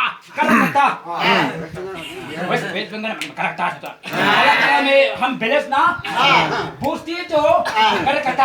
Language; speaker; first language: Hindi; non-native, local second language; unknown